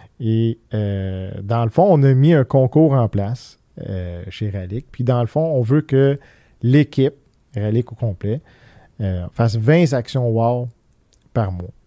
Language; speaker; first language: French; early bilingual, other home language; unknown